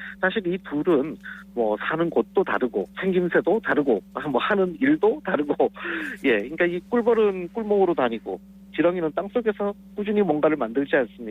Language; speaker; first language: Korean; native; Korean